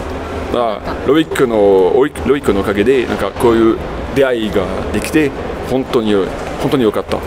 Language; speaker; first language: Japanese; non-native, fluent; French